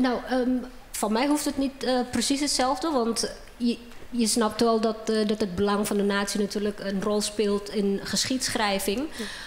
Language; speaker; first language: Dutch; non-native, fluent; Indonesian